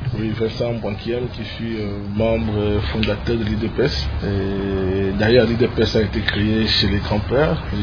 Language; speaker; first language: French; non-native, local second language; Lingala